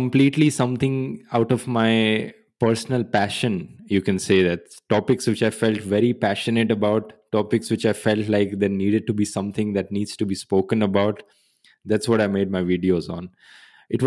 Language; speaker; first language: English; non-native, local second language; Hindi